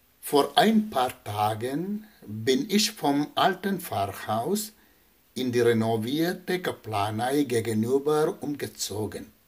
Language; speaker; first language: German; non-native, fluent; Malayalam